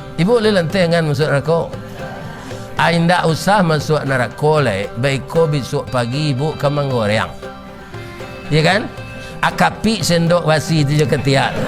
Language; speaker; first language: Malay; non-native, local second language; Minangkabau